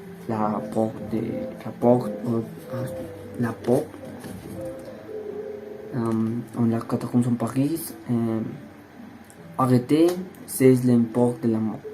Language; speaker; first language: French; non-native, learner; Spanish